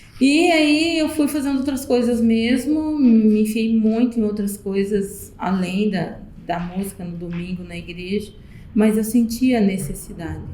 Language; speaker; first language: Portuguese; native; Portuguese